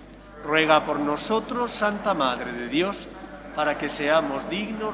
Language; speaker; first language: Spanish; native; Spanish